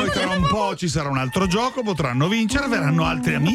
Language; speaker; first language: Italian; native; Italian